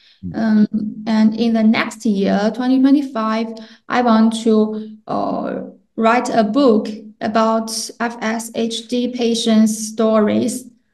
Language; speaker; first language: English; non-native, fluent; Chinese